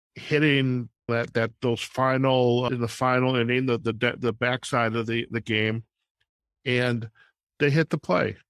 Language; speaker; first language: English; native; English